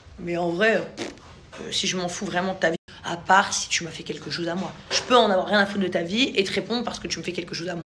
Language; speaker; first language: French; native; French